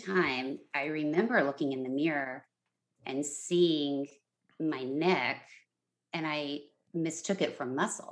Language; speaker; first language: English; native; English